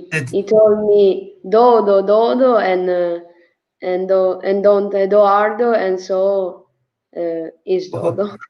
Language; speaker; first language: English; non-native, learner; Italian